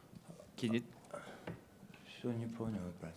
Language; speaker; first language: Russian; non-native, local second language; Chechen